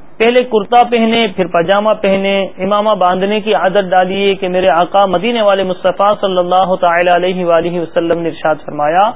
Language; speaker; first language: Urdu; native; Urdu